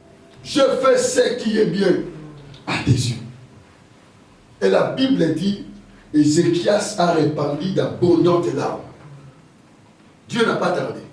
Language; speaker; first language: French; non-native, local second language; Lingala